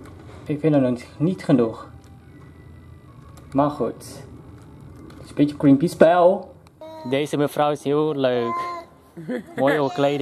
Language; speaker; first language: Dutch; non-native, local second language; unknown